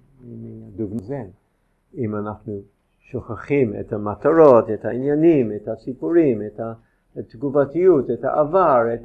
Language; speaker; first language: Hebrew; non-native, fluent; English